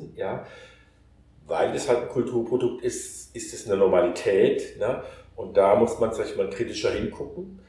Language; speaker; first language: German; native; German